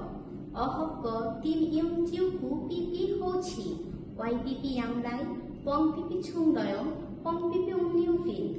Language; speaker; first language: Cantonese; non-native, learner; Bangla